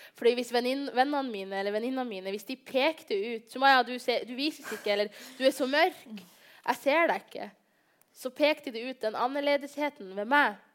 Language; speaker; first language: Norwegian; early bilingual, other home language; Somali